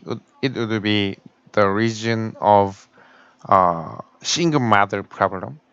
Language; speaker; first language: English; non-native, learner; Korean